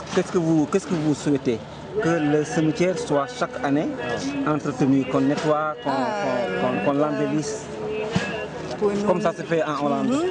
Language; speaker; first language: French; native; French